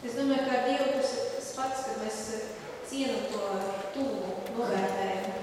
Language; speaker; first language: Latvian; non-native, local second language; Russian